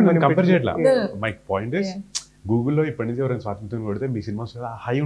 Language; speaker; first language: Telugu; native; Telugu